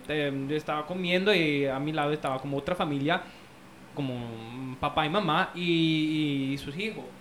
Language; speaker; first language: Spanish; non-native, fluent; Italian